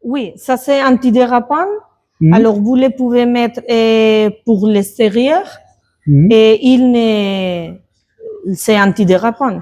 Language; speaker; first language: French; non-native, learner; Spanish